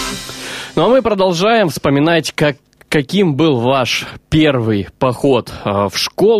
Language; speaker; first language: Russian; native; Russian